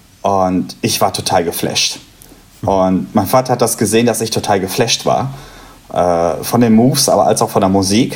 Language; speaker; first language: German; native; German